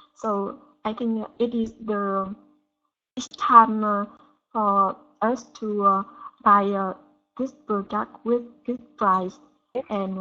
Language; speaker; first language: English; non-native, learner; Vietnamese